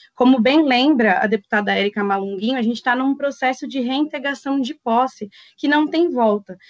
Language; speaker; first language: Portuguese; native; Portuguese